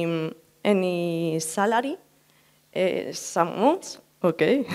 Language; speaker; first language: English; non-native, learner; Spanish